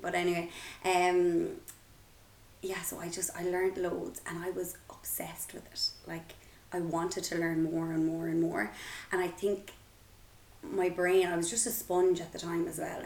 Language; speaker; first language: English; native; English